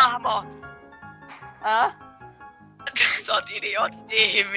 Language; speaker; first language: Finnish; native; Finnish